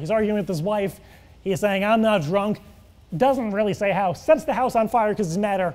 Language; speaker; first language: English; native; English